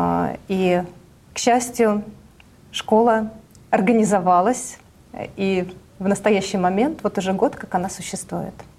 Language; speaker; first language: Russian; native; Russian